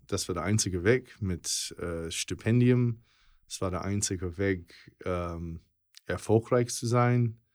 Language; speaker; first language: German; non-native, fluent; English